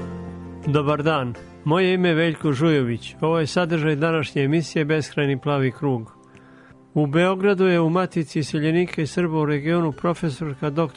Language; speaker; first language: Serbian; native; Serbian